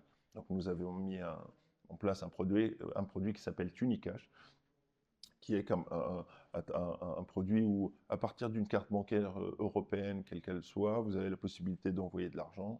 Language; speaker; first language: French; non-native, local second language; Arabic